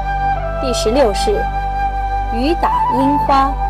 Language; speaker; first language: Chinese; native; Chinese